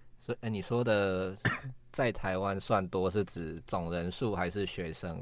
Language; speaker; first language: Chinese; native; Chinese